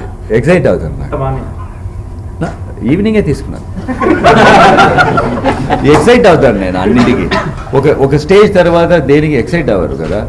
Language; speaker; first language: Telugu; non-native, local second language; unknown